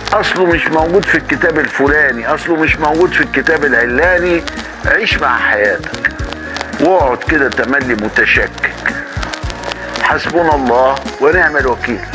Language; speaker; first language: Arabic; native; Arabic